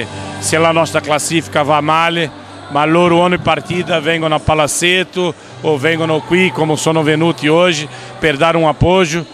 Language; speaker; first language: Italian; non-native, fluent; Portuguese